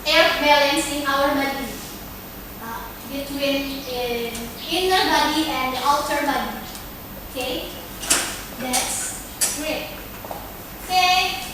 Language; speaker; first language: English; non-native, learner; Indonesian